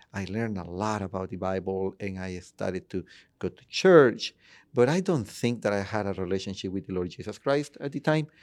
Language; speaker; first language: English; non-native, fluent; Spanish